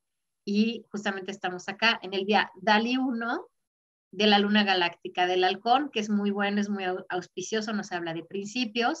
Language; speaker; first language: Spanish; native; Spanish